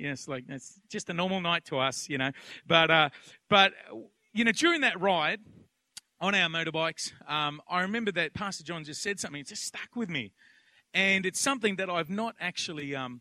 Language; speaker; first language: English; native; English